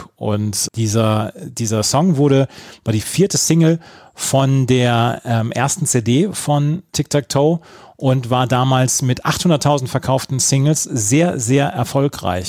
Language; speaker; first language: German; native; German